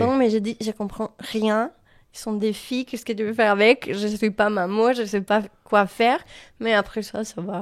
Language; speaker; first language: French; non-native, learner; Spanish